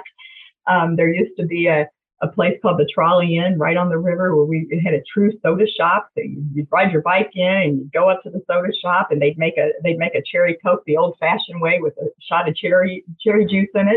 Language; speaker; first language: English; native; English